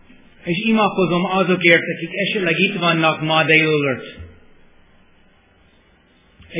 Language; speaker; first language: Hungarian; non-native, fluent; English